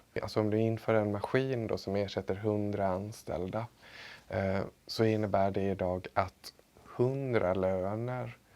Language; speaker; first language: Swedish; native; Swedish